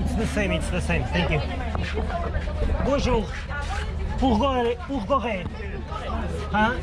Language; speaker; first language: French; non-native, learner; Portuguese